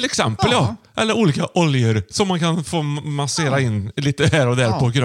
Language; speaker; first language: Swedish; native; Swedish